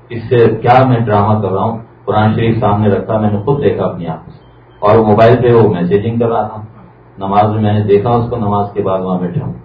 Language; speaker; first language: Urdu; native; Urdu